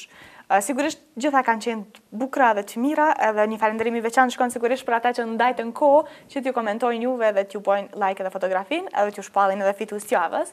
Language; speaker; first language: Albanian; native; Albanian